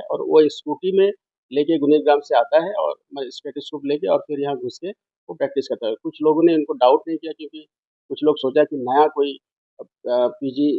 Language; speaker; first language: Hindi; non-native, local second language; Assamese